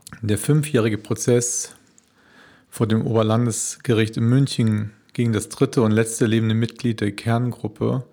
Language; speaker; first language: German; native; German